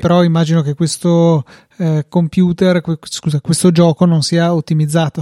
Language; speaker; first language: Italian; native; Italian